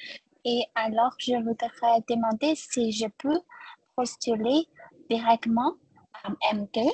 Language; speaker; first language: French; non-native, learner; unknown